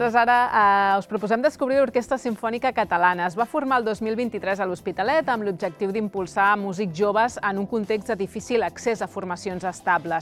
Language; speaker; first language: Catalan; native; Catalan